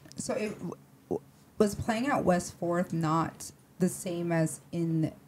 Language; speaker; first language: English; native; English